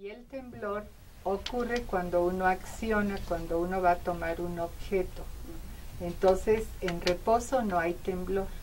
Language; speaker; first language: Spanish; native; Spanish